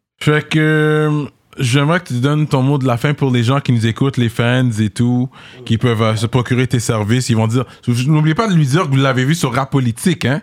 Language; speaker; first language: French; native; French